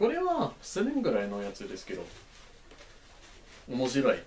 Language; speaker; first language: Japanese; non-native, learner; English